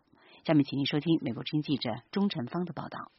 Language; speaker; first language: Chinese; native; Chinese